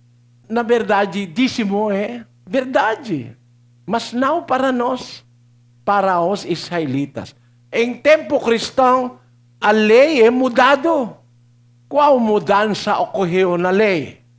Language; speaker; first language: Portuguese; non-native, learner; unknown